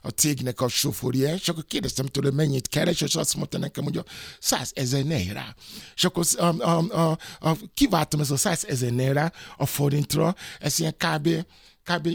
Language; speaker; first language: Hungarian; non-native, fluent; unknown